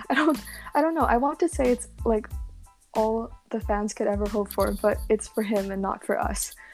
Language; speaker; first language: English; non-native, local second language; Cantonese